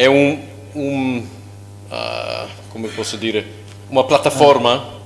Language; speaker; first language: Portuguese; non-native, learner; English